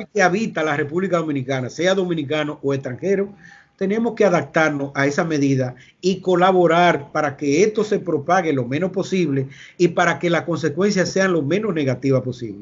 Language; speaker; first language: Spanish; native; Spanish